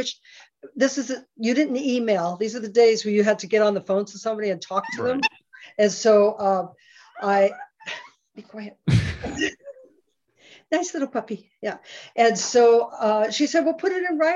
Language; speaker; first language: English; native; English